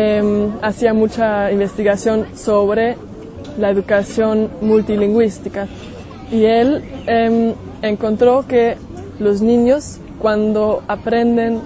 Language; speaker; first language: Spanish; non-native, fluent; German